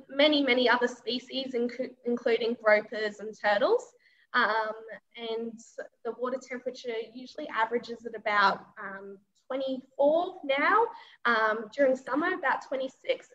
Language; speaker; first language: English; native; English